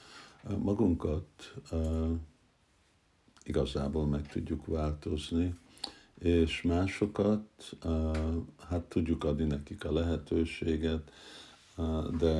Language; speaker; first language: Hungarian; early bilingual, heritage; Hungarian